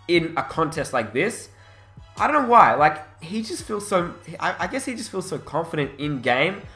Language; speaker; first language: English; native; English